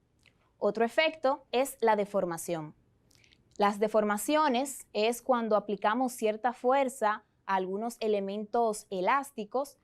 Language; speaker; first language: Spanish; native; Spanish